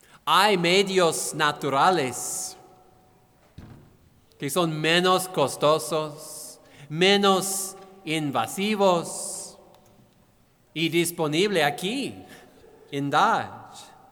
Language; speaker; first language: Spanish; non-native, fluent; English